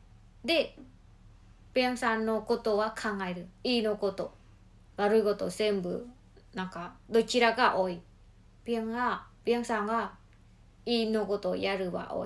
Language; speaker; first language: Japanese; non-native, learner; Mongolian